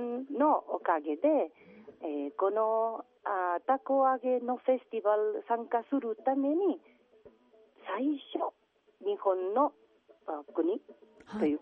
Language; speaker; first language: Japanese; non-native, learner; Catalan